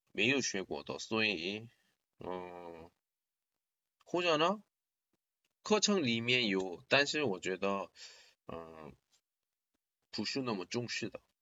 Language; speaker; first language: Chinese; non-native, learner; Korean